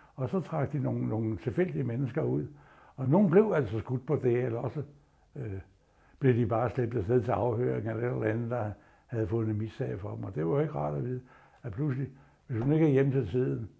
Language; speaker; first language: Danish; native; Danish